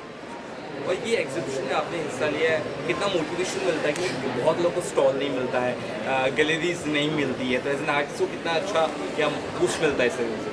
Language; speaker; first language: Hindi; native; Hindi